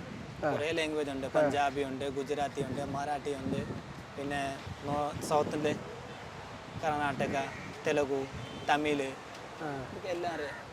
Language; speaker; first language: Malayalam; non-native, local second language; Hindi